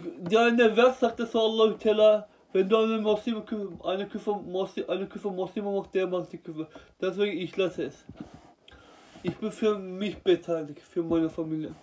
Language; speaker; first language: German; non-native, learner; Turkish